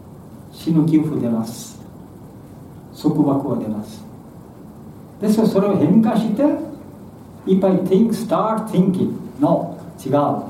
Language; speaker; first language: Japanese; non-native, learner; Bangla